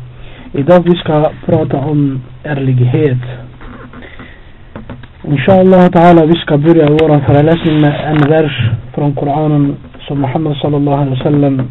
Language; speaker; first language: Swedish; non-native, fluent; Albanian